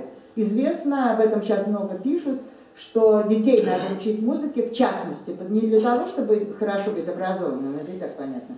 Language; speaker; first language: Russian; native; Russian